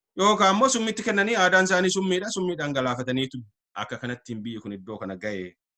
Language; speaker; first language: Oromo; native; Oromo